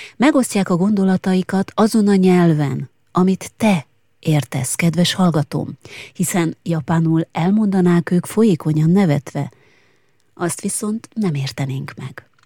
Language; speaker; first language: Hungarian; native; Hungarian